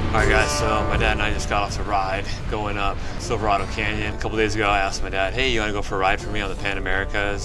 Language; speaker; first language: English; native; English